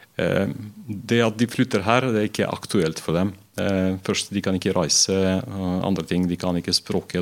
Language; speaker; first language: Norwegian; non-native, fluent; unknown